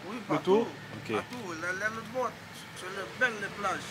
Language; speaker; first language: French; non-native, learner; Spanish